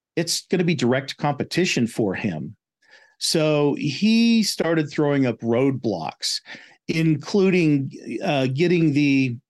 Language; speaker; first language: English; native; English